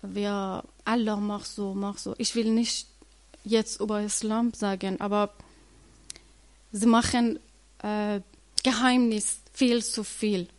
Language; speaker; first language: German; non-native, learner; Persian